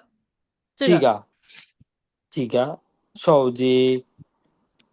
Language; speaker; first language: Chinese; non-native, learner; Bangla